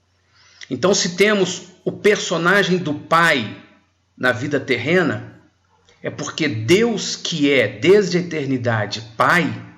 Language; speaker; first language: Portuguese; native; Portuguese